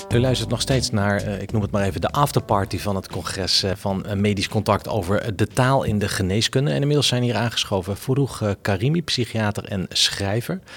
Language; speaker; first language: Dutch; native; Dutch